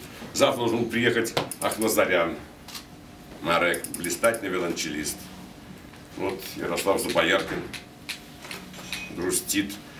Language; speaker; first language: Russian; native; Russian